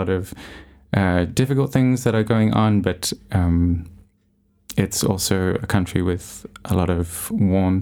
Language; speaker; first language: English; native; English